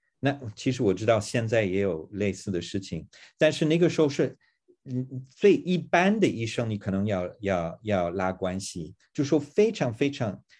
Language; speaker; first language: Chinese; non-native, fluent; English